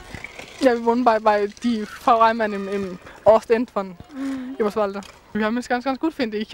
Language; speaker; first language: German; non-native, fluent; Danish